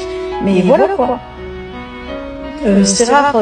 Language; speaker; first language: French; native; French